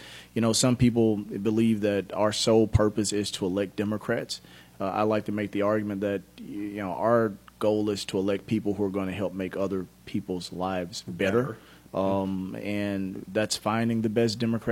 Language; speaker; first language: English; native; English